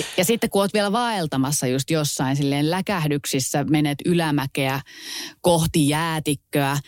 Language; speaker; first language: Finnish; native; Finnish